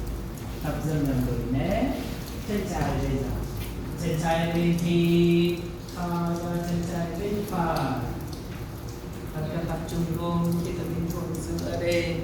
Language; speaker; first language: Vietnamese; non-native, fluent; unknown